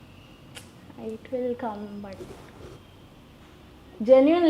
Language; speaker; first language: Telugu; non-native, learner; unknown